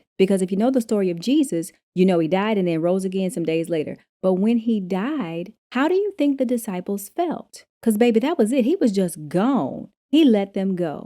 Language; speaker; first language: English; native; English